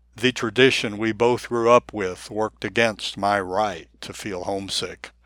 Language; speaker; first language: English; non-native, fluent; Japanese